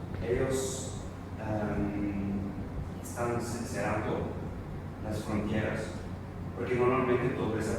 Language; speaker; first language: Spanish; non-native, learner; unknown